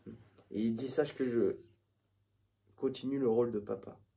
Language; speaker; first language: French; native; French